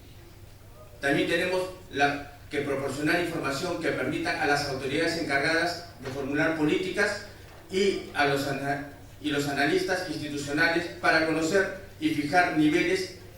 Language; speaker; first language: Spanish; native; Spanish